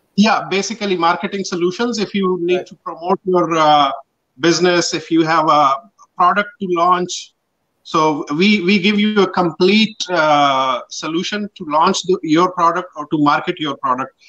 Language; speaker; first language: English; non-native, local second language; Pashto